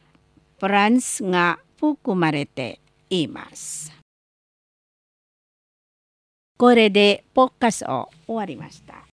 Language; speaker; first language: Japanese; non-native, learner; Indonesian